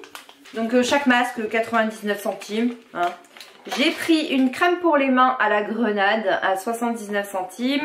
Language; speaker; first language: French; native; French